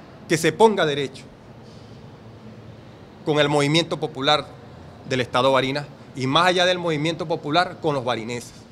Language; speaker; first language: Spanish; native; Spanish